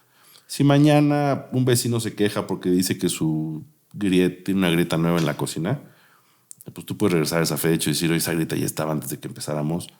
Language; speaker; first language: Spanish; native; Spanish